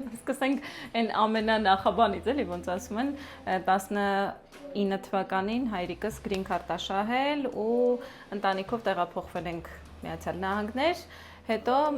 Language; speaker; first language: Armenian; native; Armenian